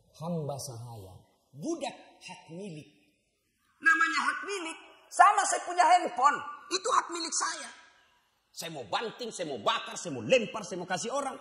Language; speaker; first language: Indonesian; non-native, local second language; Buginese